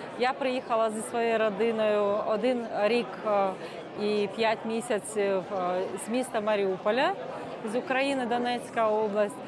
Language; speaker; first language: Ukrainian; non-native, local second language; Russian